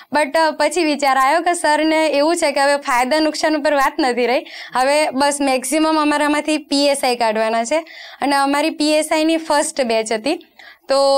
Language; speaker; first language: Gujarati; non-native, local second language; Rajasthani